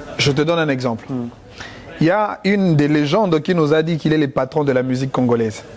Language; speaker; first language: French; non-native, local second language; Lingala